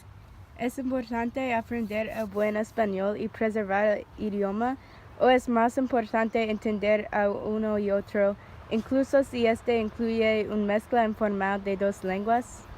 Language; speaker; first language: Spanish; non-native, learner; English